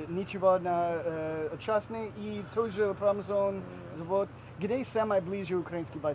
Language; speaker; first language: Russian; non-native, learner; English